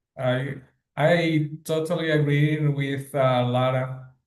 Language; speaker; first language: English; non-native, learner; Portuguese